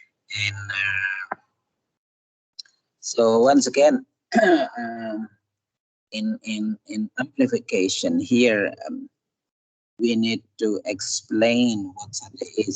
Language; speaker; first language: English; non-native, fluent; Indonesian